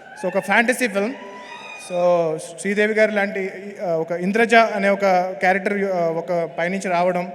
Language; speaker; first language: Telugu; native; Telugu